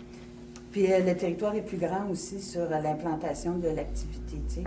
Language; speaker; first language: French; native; French